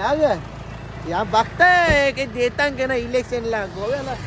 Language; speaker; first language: Hindi; non-native, local second language; Marathi